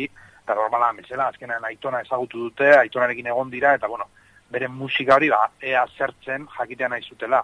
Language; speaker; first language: Basque; native; Basque